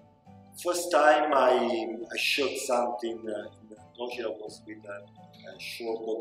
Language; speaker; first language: English; non-native, learner; Italian